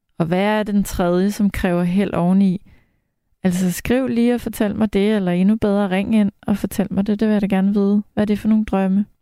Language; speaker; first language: Danish; native; Danish